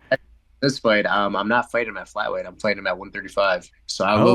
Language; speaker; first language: English; native; English